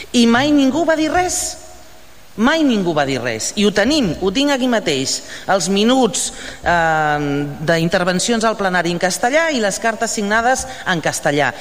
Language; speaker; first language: Catalan; non-native, local second language; Spanish